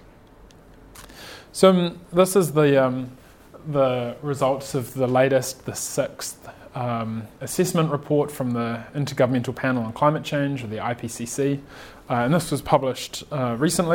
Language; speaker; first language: English; native; English